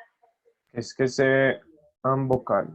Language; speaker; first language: French; non-native, learner; Spanish